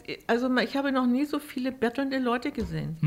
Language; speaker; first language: German; native; German